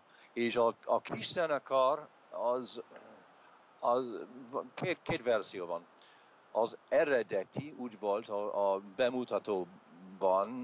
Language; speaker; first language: Hungarian; non-native, learner; English